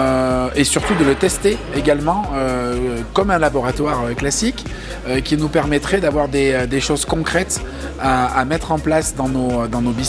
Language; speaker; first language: French; native; French